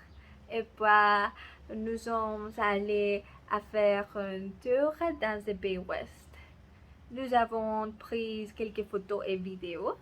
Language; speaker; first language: French; non-native, learner; Spanish